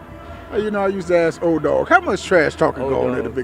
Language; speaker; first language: English; native; English